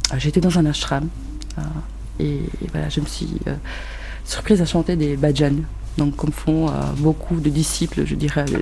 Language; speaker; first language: French; early bilingual, other home language; Arabic